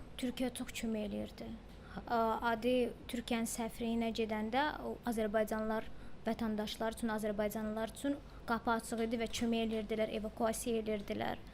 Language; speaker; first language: Azerbaijani; early bilingual, heritage; Azerbaijani